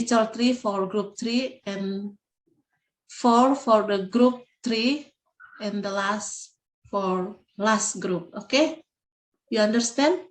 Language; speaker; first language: English; non-native, fluent; Indonesian